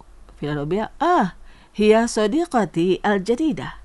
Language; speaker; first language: Arabic; non-native, fluent; Indonesian